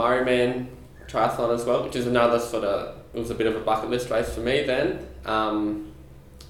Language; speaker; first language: English; native; English